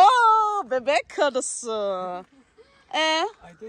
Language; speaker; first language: Turkish; non-native, learner; Filipino